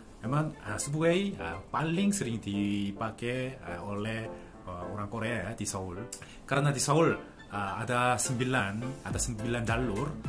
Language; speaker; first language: Indonesian; non-native, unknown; Korean